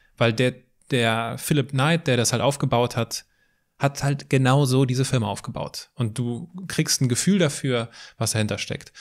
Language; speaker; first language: German; native; German